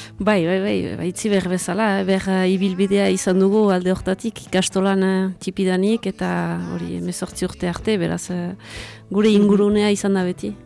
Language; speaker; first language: Basque; native; Basque